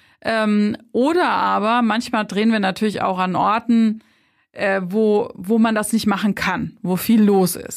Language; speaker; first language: German; native; German